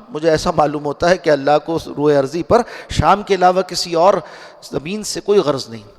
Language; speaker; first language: Urdu; native; Urdu